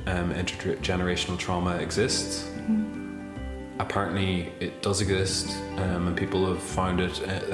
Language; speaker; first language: English; native; English